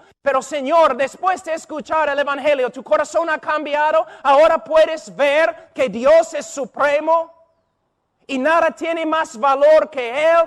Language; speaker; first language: Spanish; non-native, fluent; English